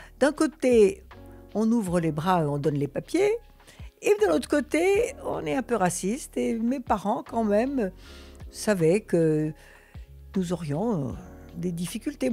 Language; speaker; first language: French; early bilingual, other home language; Russian